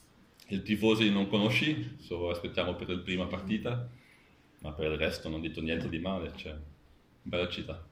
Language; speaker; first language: Italian; non-native, learner; Dutch